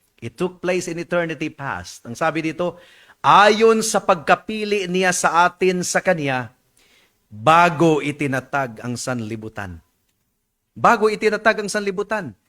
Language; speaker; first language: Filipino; non-native, local second language; Cebuano